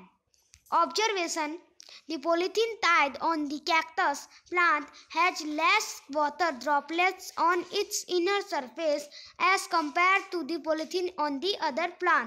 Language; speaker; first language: English; non-native, local second language; Hindi